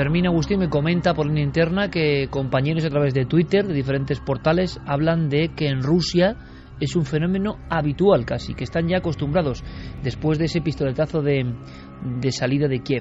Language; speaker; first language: Spanish; native; Spanish